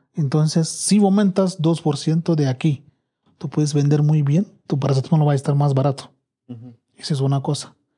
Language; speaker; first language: Spanish; non-native, learner; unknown